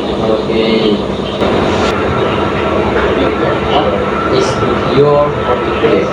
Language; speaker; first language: English; non-native, learner; Indonesian